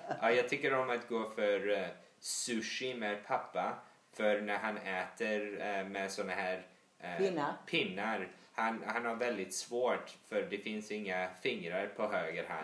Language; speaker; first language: Swedish; early bilingual, heritage; English